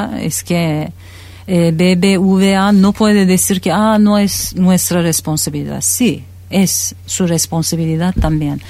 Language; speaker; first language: Spanish; non-native, fluent; Turkish